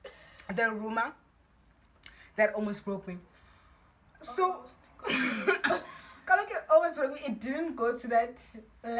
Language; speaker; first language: English; non-native, local second language; Xhosa